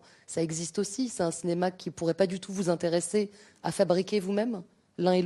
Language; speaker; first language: French; native; French